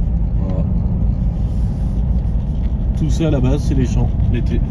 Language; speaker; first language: French; native; French